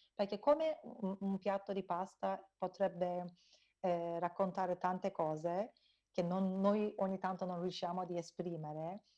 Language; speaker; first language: Italian; non-native, fluent; Turkish